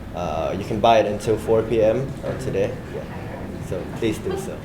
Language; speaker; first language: English; non-native, learner; Thai